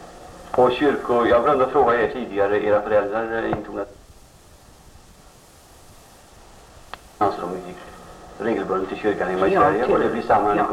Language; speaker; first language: Swedish; native; Swedish